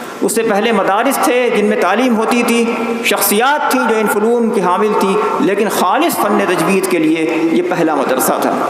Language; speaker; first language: Urdu; native; Urdu